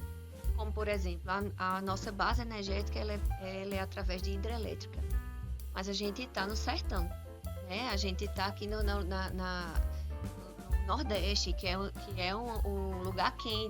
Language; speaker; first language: Portuguese; native; Portuguese